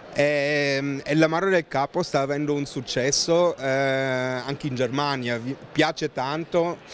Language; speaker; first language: Italian; early bilingual, heritage; Italian